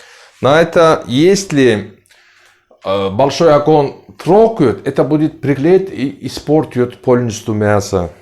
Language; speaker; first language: Russian; non-native, learner; Turkish